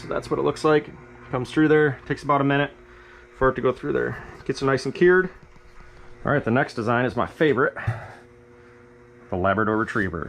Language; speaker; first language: English; native; English